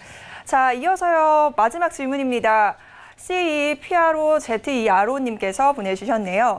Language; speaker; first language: Korean; native; Korean